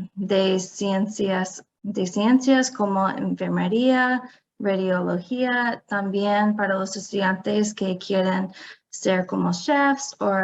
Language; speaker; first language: Spanish; non-native, fluent; English